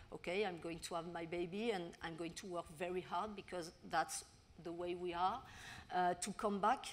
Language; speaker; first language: English; non-native, learner; French